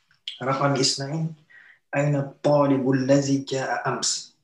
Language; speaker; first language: Arabic; non-native, learner; French